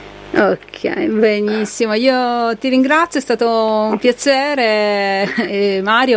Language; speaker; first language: Italian; native; Italian